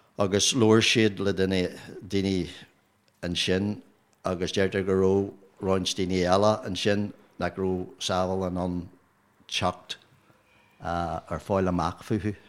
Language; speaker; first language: Irish; non-native, local second language; English